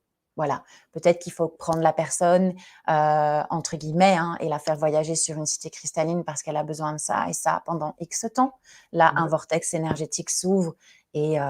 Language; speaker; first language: French; native; French